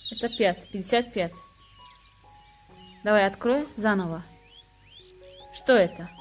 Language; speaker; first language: Russian; non-native, local second language; Tajik